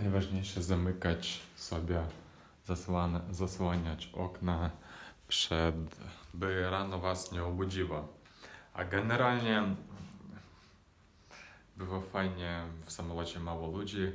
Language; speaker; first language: Polish; non-native, fluent; Ukrainian